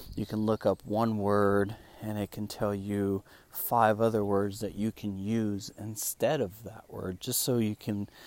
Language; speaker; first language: English; non-native, fluent; Spanish